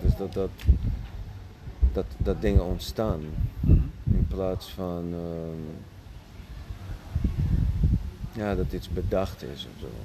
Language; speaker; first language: Dutch; non-native, fluent; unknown